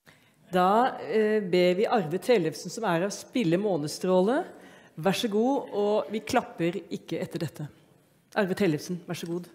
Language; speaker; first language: Norwegian; native; Norwegian